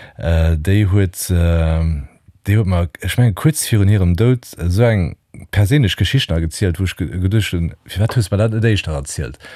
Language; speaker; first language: Luxembourgish; native; Luxembourgish